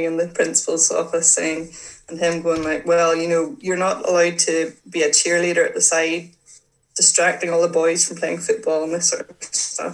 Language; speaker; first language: English; native; English